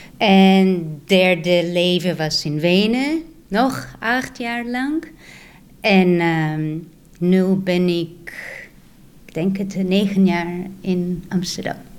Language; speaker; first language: Dutch; non-native, fluent; Serbian